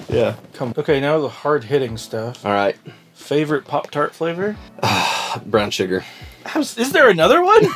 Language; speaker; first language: English; native; English